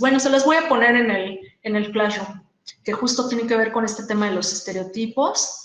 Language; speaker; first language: Spanish; native; Spanish